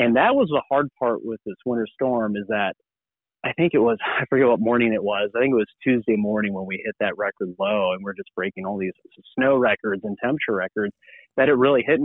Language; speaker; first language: English; native; English